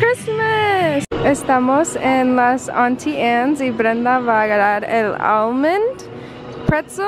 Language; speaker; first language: Spanish; early bilingual, heritage; Spanish